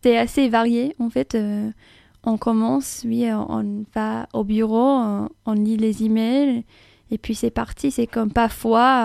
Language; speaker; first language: French; non-native, fluent; English